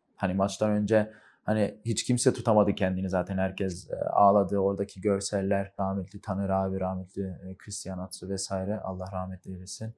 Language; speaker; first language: Turkish; early bilingual, heritage; Turkish